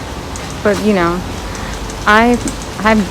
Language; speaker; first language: English; native; English